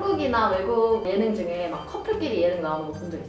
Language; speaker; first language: Korean; native; Korean